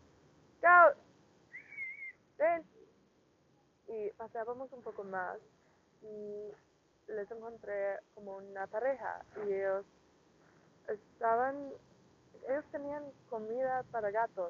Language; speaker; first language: Spanish; non-native, learner; English